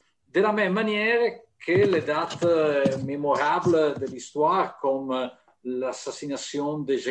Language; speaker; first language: French; non-native, fluent; Italian